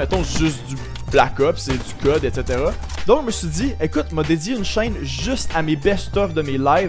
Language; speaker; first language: French; native; French